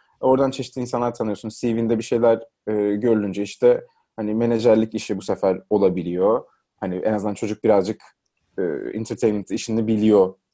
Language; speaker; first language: Turkish; native; Turkish